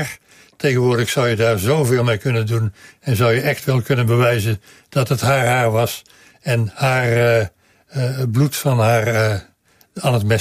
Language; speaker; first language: Dutch; native; Dutch